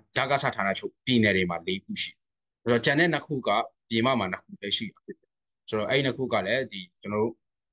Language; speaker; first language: Burmese; native; Burmese